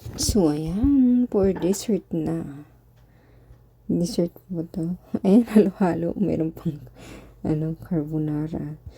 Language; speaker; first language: Filipino; native; Filipino